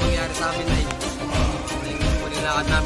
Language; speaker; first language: Filipino; non-native, local second language; Cebuano